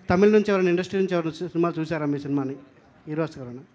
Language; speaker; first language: Telugu; native; Telugu